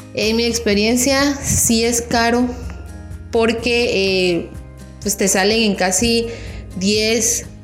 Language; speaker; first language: Spanish; native; Spanish